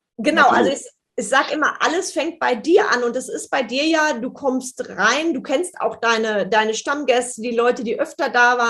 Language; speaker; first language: German; native; German